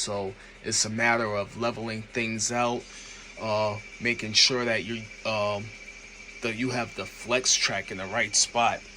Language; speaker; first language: English; native; English